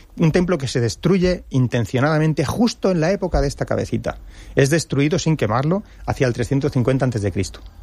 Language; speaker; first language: Spanish; native; Spanish